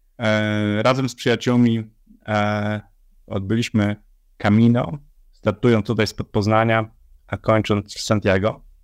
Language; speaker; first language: Polish; native; Polish